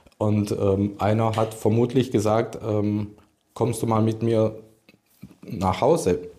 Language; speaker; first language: German; early bilingual, other home language; Hungarian